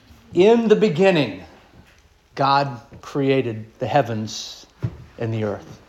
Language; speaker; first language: English; native; English